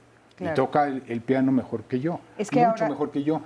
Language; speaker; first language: Spanish; native; Spanish